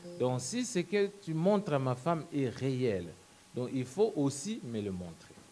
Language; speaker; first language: French; non-native, local second language; Lingala